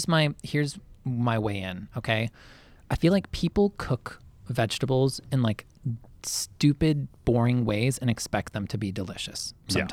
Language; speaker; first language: English; native; English